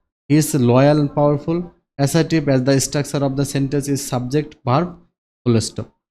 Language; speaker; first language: English; non-native, local second language; Bangla